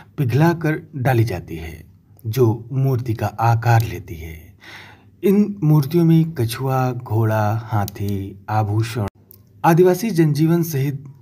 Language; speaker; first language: Hindi; native; Hindi